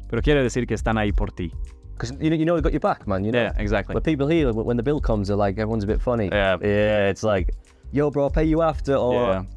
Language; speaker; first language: English; native; English